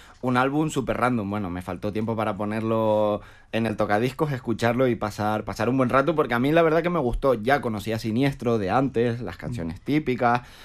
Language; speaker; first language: Spanish; native; Spanish